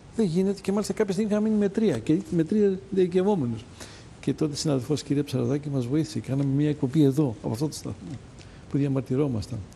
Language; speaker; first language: Greek; native; Greek